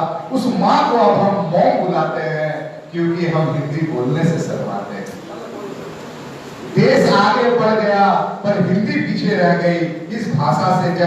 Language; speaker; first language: Hindi; native; Hindi